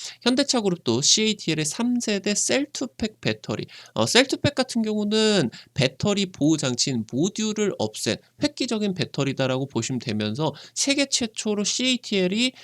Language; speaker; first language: Korean; native; Korean